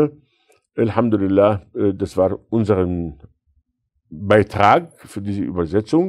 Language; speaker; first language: German; non-native, fluent; Arabic